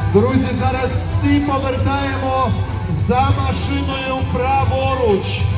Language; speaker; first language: Ukrainian; native; Ukrainian